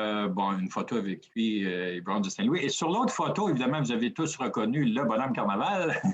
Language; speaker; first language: French; native; French